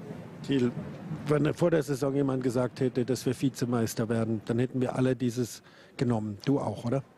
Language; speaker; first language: German; native; German